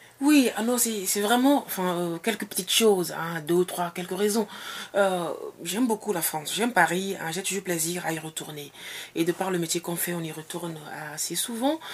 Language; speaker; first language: French; non-native, local second language; Ewe